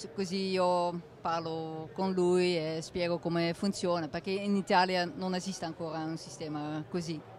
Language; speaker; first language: Italian; non-native, fluent; Dutch